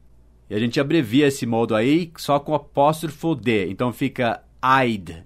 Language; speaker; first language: Portuguese; non-native, fluent; English